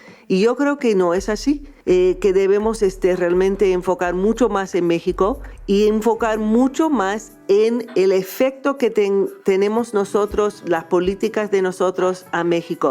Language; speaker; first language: Spanish; non-native, fluent; English